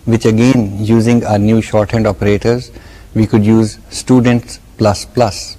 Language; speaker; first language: English; non-native, local second language; Urdu